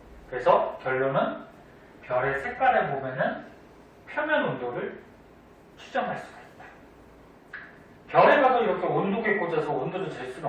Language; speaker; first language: Korean; native; Korean